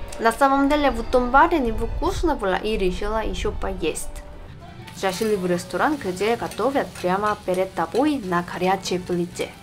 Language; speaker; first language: Russian; non-native, fluent; Korean